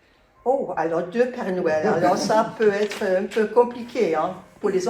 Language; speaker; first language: French; non-native, learner; English